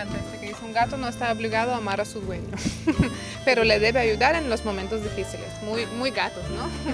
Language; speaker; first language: Spanish; non-native, fluent; Lithuanian